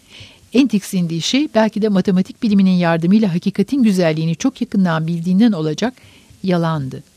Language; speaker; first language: Turkish; native; Turkish